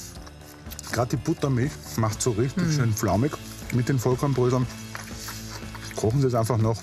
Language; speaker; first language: German; native; German